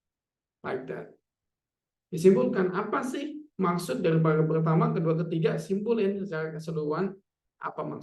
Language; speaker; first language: Indonesian; native; Indonesian